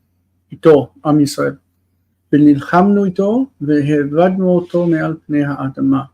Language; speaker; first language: Hebrew; non-native, fluent; English